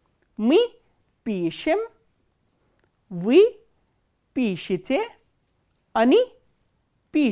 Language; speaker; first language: Russian; non-native, fluent; Hindi